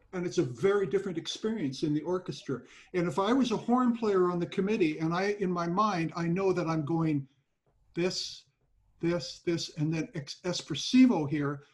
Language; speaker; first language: English; native; English